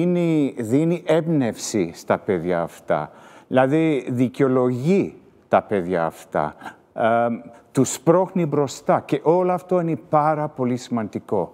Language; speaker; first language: Greek; early bilingual, heritage; Greek